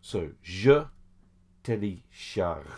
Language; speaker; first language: French; non-native, fluent; English